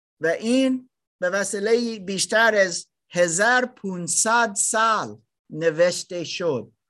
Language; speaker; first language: Persian; non-native, learner; German